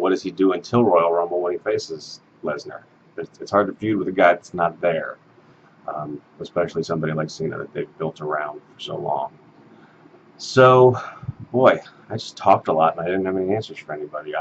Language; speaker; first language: English; native; English